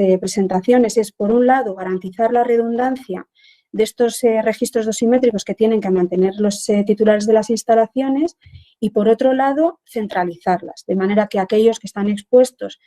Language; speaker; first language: Spanish; native; Spanish